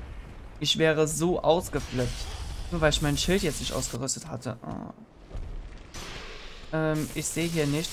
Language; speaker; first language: German; native; German